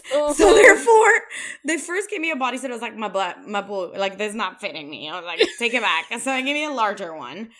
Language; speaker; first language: English; non-native, fluent; Spanish